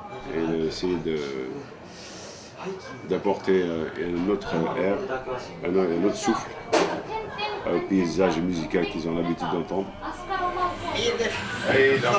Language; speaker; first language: French; non-native, local second language; Kabyle